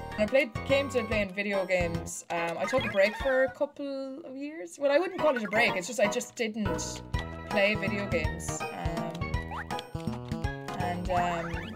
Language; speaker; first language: English; native; English